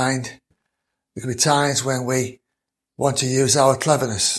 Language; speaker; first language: English; native; English